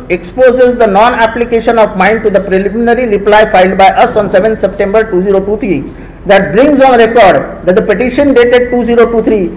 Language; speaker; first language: English; non-native, local second language; Marathi